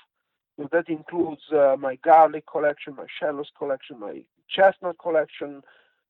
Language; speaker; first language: English; non-native, fluent; Italian